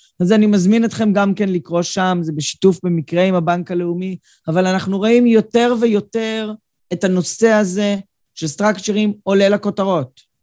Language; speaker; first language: Hebrew; native; Hebrew